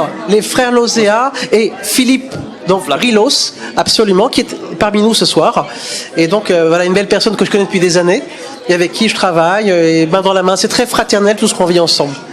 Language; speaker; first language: French; native; French